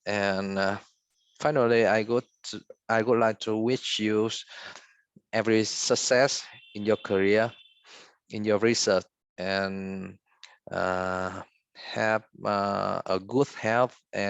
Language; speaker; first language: English; non-native, fluent; Vietnamese